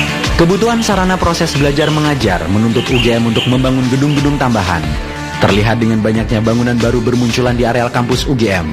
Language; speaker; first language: Indonesian; native; Indonesian